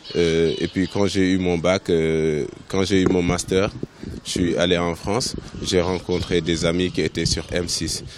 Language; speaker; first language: French; non-native, local second language; Wolof